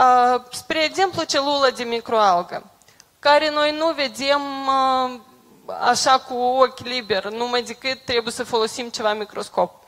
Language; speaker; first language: Romanian; non-native, local second language; Russian